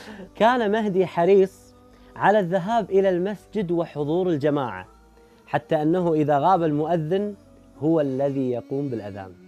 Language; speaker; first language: Arabic; native; Arabic